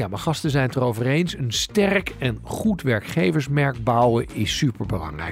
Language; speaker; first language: Dutch; native; Dutch